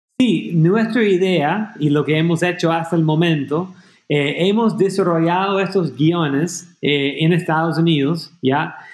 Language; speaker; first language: Spanish; non-native, fluent; English